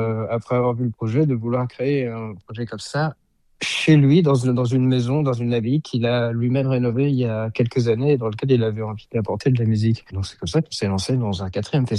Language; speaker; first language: French; native; French